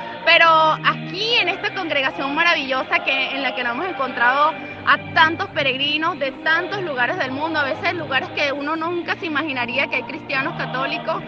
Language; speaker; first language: Spanish; native; Spanish